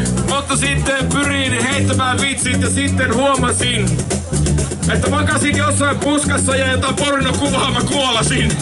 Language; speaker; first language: Finnish; native; Finnish